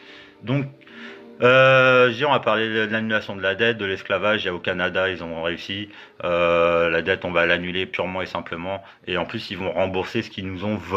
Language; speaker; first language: French; native; French